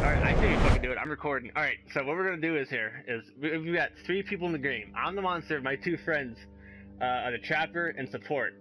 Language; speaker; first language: English; native; English